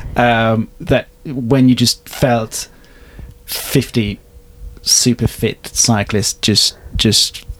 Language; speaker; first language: English; non-native, fluent; Hungarian